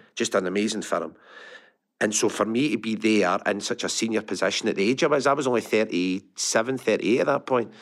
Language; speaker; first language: English; native; English